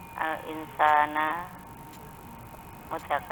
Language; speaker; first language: Arabic; non-native, learner; Indonesian